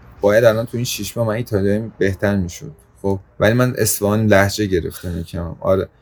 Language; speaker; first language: Persian; non-native, local second language; Azerbaijani